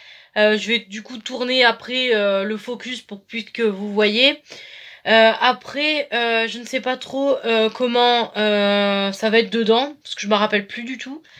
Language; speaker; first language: French; native; French